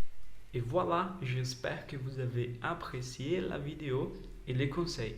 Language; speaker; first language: French; non-native, learner; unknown